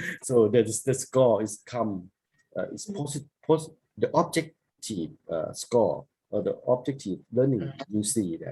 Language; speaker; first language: English; non-native, learner; Thai